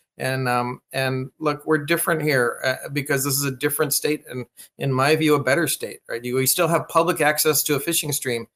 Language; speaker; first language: English; native; English